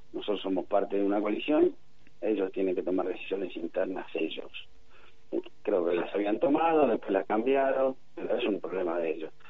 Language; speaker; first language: Spanish; native; Spanish